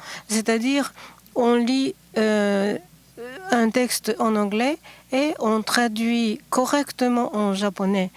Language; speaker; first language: French; non-native, fluent; Japanese